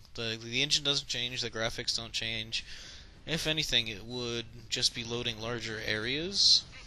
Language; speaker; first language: English; native; English